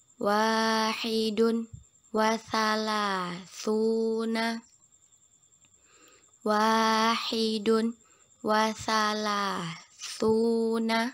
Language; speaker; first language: Arabic; non-native, fluent; Indonesian